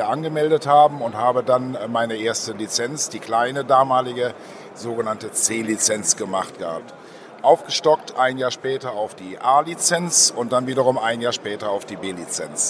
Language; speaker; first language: German; native; German